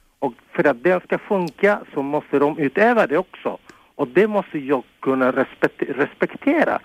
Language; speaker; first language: Swedish; non-native, fluent; Spanish